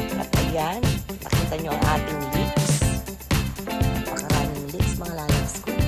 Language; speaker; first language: Filipino; non-native, local second language; Iloko